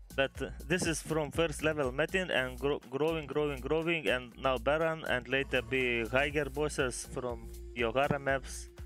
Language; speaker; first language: English; non-native, learner; Lithuanian